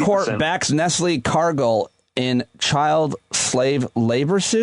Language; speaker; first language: English; native; English